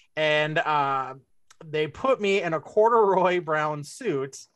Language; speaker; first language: English; native; English